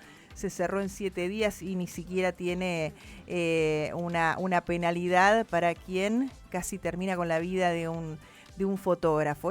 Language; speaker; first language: Spanish; native; Spanish